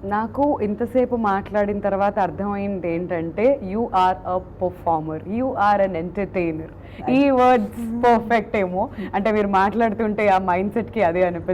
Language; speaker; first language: Telugu; native; Telugu